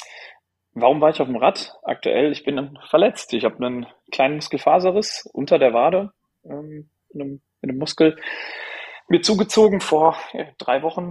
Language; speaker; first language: German; native; German